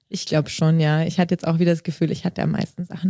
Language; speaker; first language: German; native; German